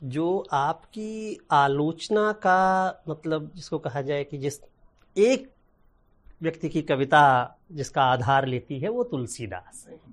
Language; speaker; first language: Hindi; native; Hindi